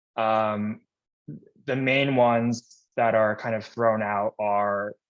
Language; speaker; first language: English; native; English